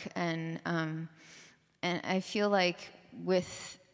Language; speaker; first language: English; native; English